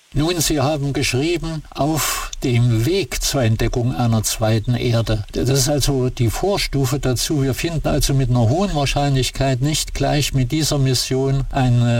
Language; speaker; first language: German; native; German